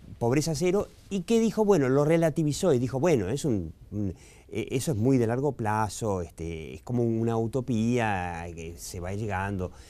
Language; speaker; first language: Spanish; native; Spanish